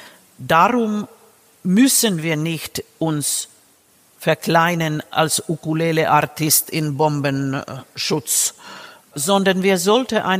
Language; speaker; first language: German; non-native, fluent; Finnish